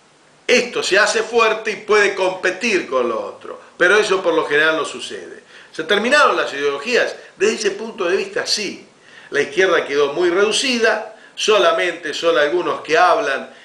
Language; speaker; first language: Spanish; native; Spanish